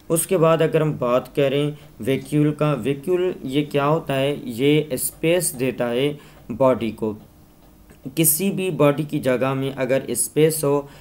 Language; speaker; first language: Urdu; non-native, local second language; Sindhi